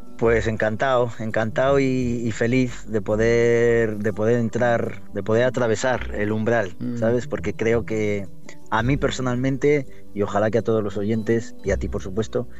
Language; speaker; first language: Spanish; non-native, fluent; English